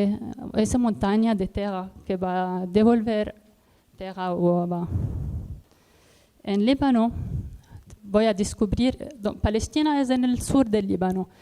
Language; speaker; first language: Spanish; non-native, learner; Arabic